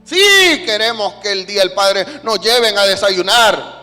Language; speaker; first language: Spanish; native; Spanish